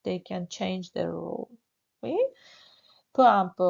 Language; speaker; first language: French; non-native, fluent; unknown